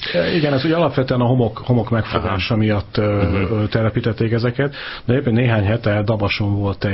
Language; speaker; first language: Hungarian; native; Hungarian